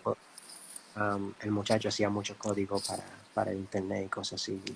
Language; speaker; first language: Spanish; early bilingual, heritage; Spanish